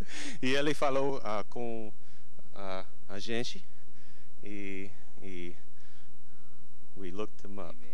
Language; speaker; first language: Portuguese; non-native, learner; English